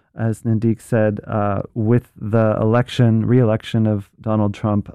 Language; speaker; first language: English; native; English